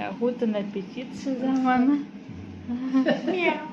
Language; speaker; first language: German; non-native, learner; Ukrainian